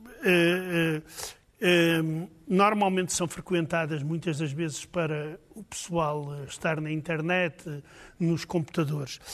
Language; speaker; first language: Portuguese; native; Portuguese